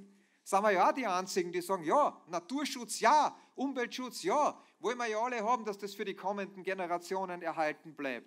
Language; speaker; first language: German; native; German